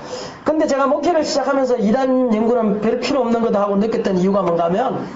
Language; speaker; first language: Korean; native; Korean